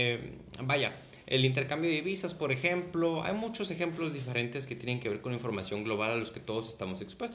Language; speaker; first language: Spanish; native; Spanish